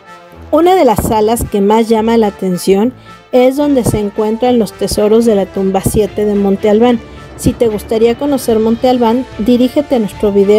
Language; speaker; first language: Spanish; native; Spanish